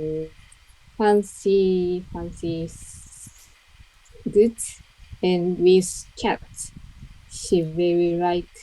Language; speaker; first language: English; non-native, learner; Japanese